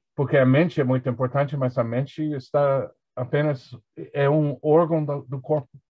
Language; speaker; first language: Portuguese; non-native, fluent; English